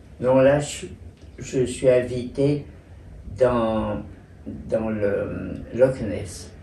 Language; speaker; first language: French; native; French